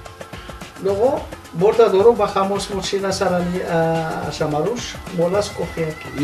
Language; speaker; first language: Spanish; non-native, learner; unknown